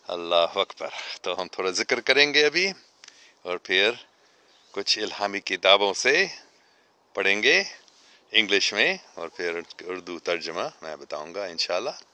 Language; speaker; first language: Urdu; non-native, fluent; English